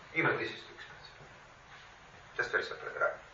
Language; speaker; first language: English; non-native, fluent; Slovenian